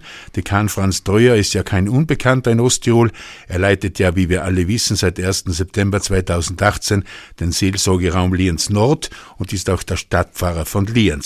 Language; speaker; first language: German; native; German